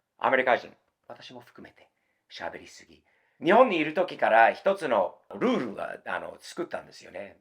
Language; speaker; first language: Japanese; non-native, fluent; English